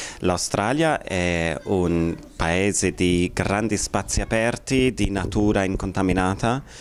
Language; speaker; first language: Italian; non-native, fluent; English